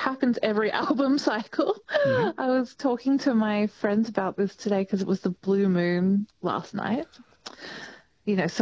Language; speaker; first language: English; native; English